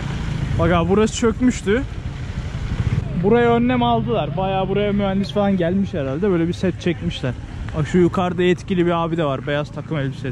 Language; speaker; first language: Turkish; native; Turkish